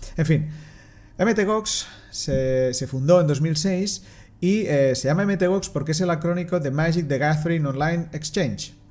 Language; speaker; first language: Spanish; non-native, local second language; Catalan